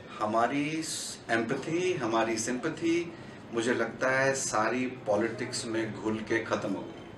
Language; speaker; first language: Hindi; native; Hindi